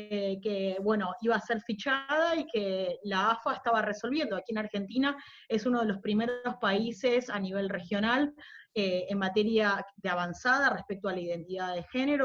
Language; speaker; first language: Spanish; native; Spanish